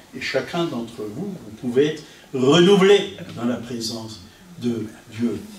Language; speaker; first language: French; non-native, fluent; Italian